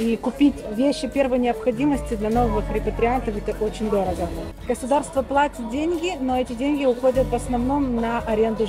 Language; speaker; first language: Russian; native; Russian